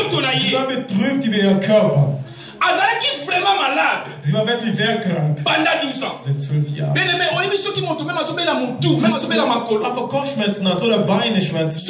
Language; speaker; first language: German; non-native, learner; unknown